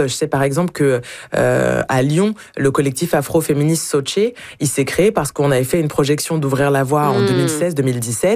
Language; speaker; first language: French; native; French